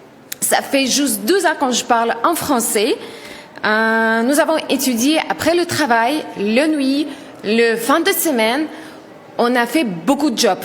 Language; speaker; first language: French; non-native, learner; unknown